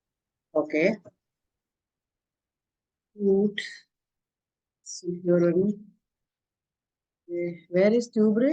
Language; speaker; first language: German; non-native, fluent; Hindi